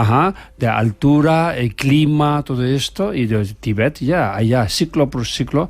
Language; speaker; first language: Spanish; non-native, learner; Tibetan